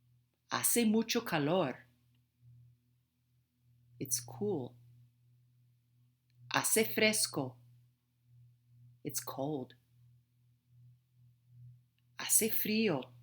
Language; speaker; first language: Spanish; non-native, fluent; English